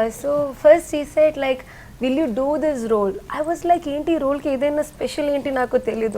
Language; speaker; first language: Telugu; non-native, learner; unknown